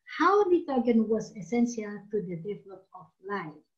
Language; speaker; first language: English; non-native, fluent; Indonesian